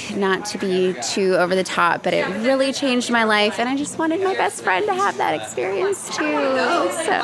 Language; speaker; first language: English; native; English